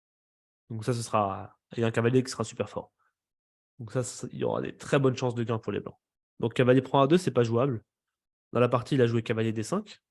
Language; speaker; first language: French; native; French